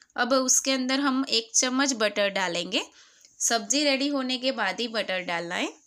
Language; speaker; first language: Hindi; non-native, local second language; Gujarati